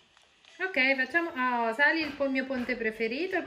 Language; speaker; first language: Italian; native; Italian